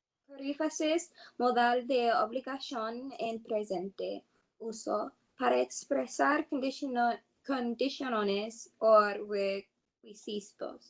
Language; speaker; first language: Spanish; non-native, learner; English